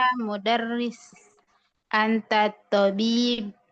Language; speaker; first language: Arabic; non-native, learner; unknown